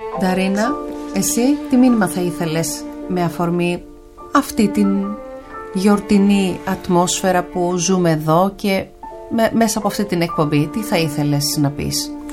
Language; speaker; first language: Greek; native; Greek